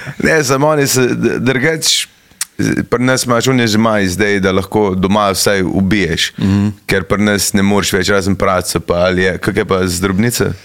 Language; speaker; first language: Slovenian; native; Slovenian